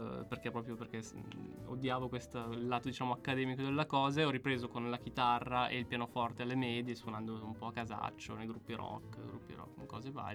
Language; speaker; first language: Italian; native; Italian